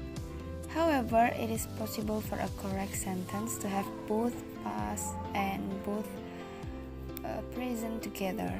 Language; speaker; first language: English; non-native, learner; Indonesian